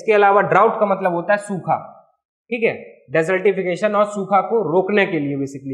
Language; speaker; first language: Hindi; native; Hindi